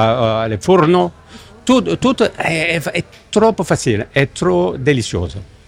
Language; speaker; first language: Italian; non-native, learner; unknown